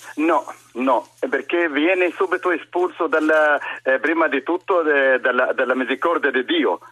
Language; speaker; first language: Italian; non-native, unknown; Arabic